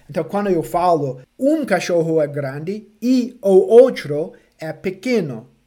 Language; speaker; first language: Portuguese; non-native, fluent; English